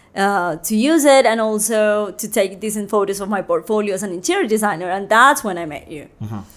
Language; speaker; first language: English; non-native, fluent; Spanish